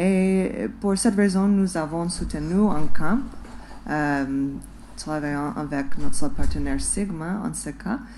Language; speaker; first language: French; non-native, fluent; English